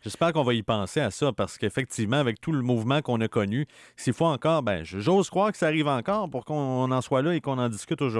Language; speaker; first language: French; native; French